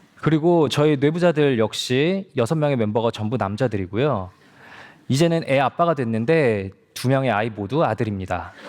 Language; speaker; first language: Korean; native; Korean